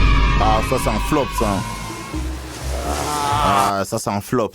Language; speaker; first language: French; native; French